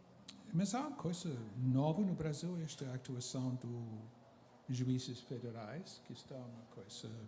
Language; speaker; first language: Portuguese; non-native, fluent; English